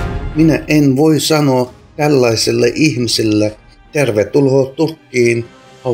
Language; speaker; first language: Finnish; non-native, fluent; Turkish